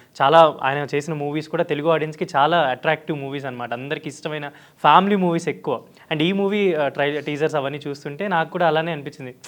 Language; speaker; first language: Telugu; native; Telugu